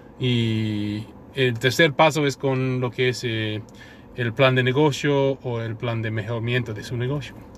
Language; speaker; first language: Spanish; non-native, fluent; English